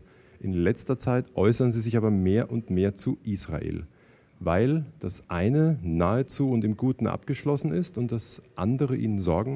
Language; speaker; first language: German; native; German